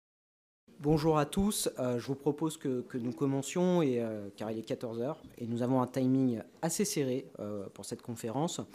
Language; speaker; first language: French; native; French